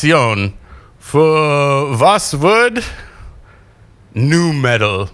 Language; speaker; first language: German; non-native, learner; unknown